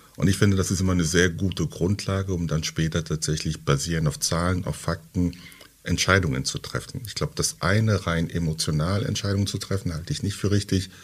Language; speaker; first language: German; early bilingual, other home language; French